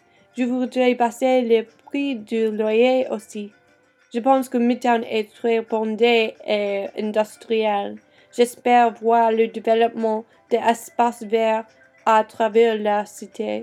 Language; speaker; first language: French; non-native, learner; English